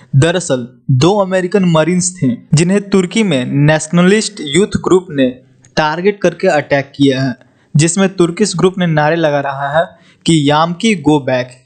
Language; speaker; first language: Hindi; native; Hindi